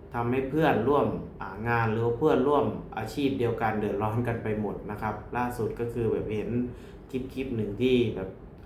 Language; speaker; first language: Thai; native; Thai